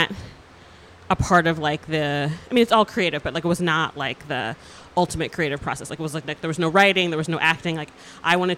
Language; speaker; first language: English; native; English